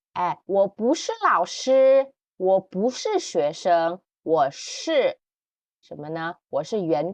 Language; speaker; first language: Chinese; non-native, fluent; Indonesian